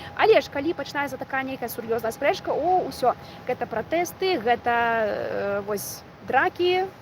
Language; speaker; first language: Belarusian; non-native, local second language; Russian